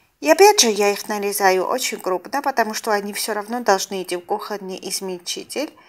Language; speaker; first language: Russian; non-native, local second language; Georgian